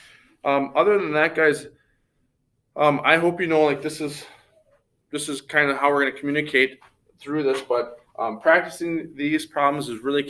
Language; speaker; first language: English; native; English